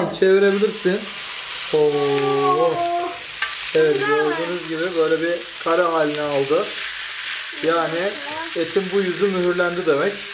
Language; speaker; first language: Turkish; native; Turkish